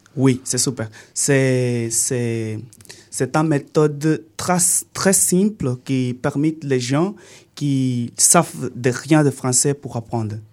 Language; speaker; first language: French; non-native, learner; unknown